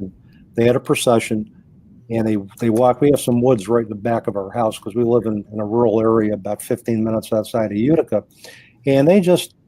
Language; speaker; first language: English; native; English